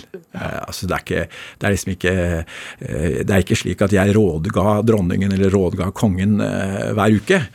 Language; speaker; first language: Norwegian; native; Norwegian